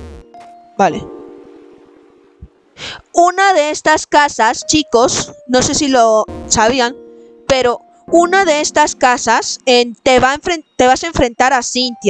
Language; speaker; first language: Spanish; native; Spanish